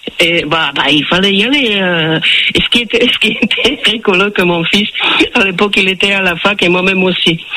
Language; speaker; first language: French; non-native, fluent; Czech